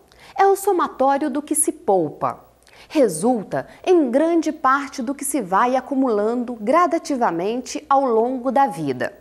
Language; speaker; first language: Portuguese; native; Portuguese